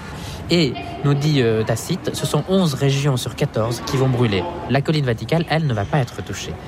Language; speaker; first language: French; native; French